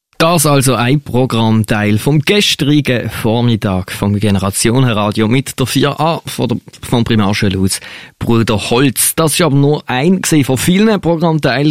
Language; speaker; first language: German; native; German